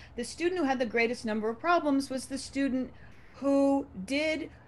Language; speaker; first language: English; native; English